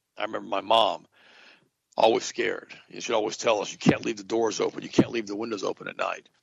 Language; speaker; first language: English; native; English